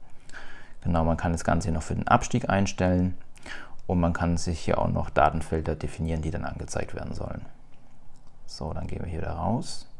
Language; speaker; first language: German; native; German